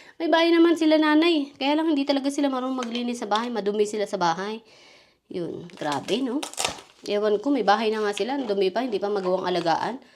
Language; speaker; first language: Filipino; native; Filipino